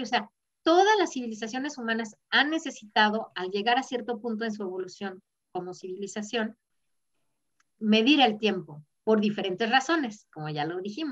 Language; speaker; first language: Spanish; native; Spanish